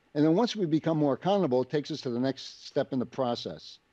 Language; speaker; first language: English; native; English